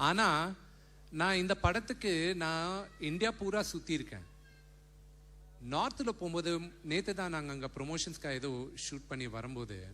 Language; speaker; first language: Tamil; non-native, local second language; Telugu